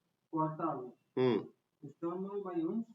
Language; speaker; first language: German; non-native, learner; Hindi